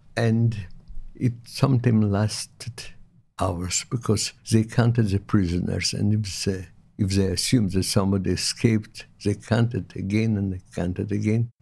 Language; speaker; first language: English; non-native, fluent; Lithuanian